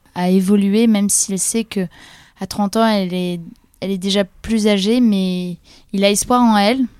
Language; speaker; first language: French; non-native, fluent; Polish